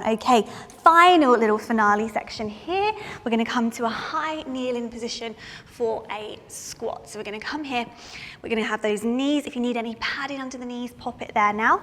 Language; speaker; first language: English; native; English